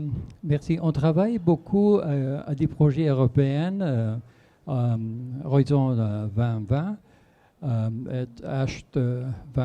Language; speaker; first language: French; non-native, fluent; Spanish